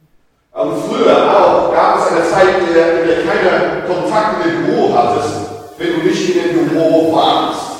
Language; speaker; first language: German; non-native, learner; English